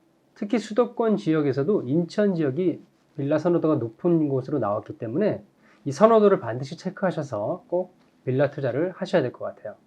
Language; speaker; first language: Korean; native; Korean